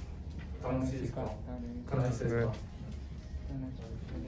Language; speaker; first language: Japanese; non-native, fluent; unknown